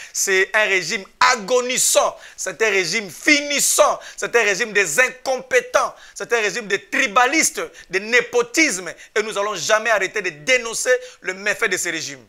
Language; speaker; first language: French; non-native, local second language; Lingala